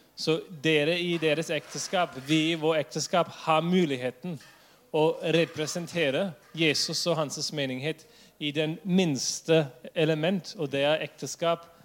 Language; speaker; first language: Norwegian; non-native, fluent; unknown